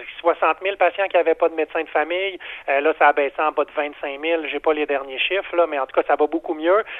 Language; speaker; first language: French; native; French